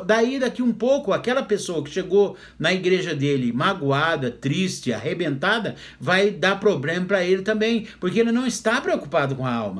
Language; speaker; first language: Portuguese; native; Portuguese